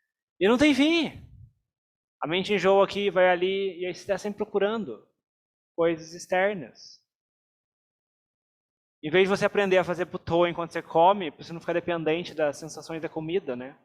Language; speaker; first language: Portuguese; native; Portuguese